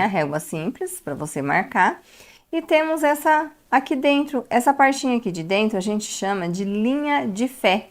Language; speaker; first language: Portuguese; native; Portuguese